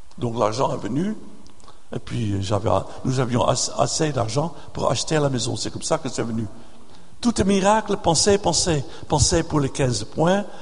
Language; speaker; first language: French; non-native, fluent; Dutch